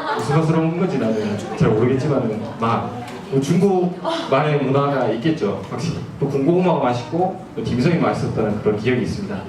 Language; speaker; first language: Korean; non-native, fluent; Japanese